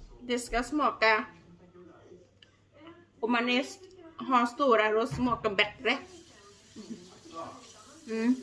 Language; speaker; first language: Swedish; non-native, learner; Thai